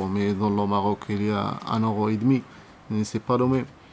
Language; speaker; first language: French; non-native, learner; Arabic